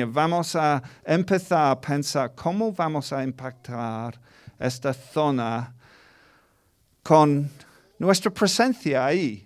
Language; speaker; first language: Spanish; non-native, fluent; English